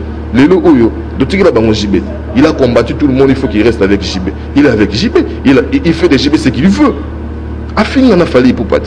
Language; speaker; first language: French; non-native, local second language; Lingala